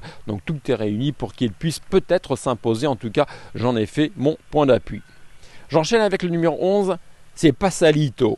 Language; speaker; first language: French; native; French